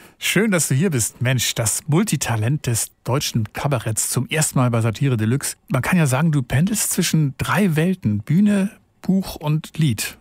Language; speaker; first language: German; native; German